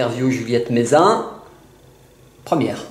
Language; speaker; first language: French; native; French